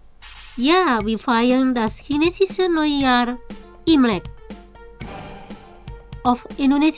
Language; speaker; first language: German; non-native, learner; Indonesian